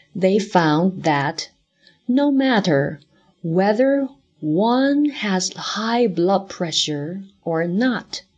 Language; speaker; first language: English; non-native, fluent; Chinese